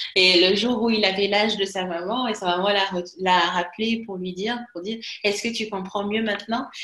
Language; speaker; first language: French; non-native, local second language; Lingala